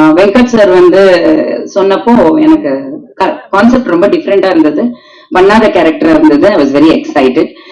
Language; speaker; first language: Tamil; native; Tamil